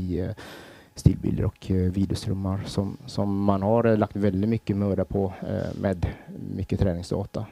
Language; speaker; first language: Swedish; native; Swedish